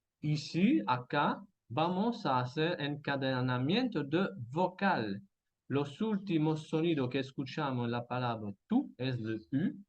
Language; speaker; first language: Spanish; non-native, fluent; French